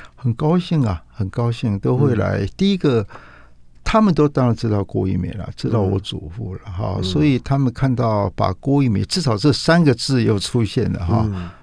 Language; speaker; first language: Chinese; native; Chinese